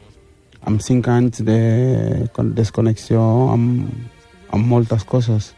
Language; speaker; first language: Catalan; early bilingual, other home language; Wolof